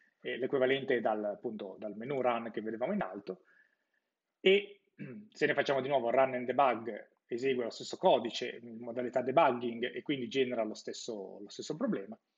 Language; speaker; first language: Italian; native; Italian